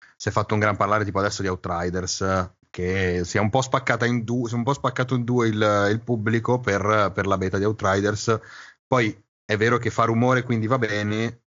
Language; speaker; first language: Italian; native; Italian